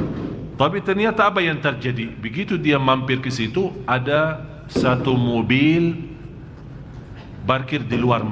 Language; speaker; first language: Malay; non-native, fluent; Arabic